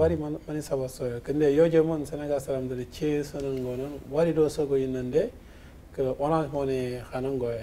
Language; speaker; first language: Korean; non-native, learner; French